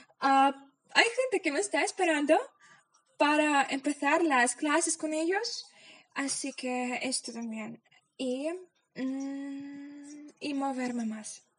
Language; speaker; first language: Spanish; non-native, fluent; Polish